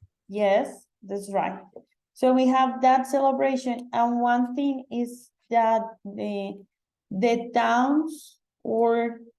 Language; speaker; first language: English; non-native, local second language; Spanish